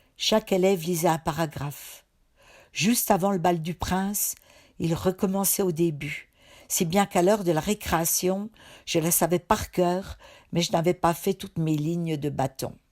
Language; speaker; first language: French; native; French